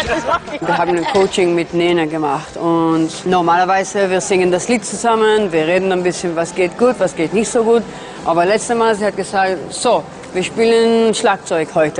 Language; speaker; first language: German; non-native, learner; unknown